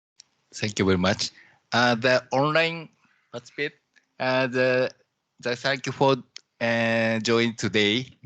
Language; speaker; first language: English; non-native, learner; Japanese